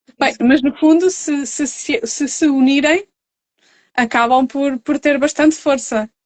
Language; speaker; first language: Portuguese; native; Portuguese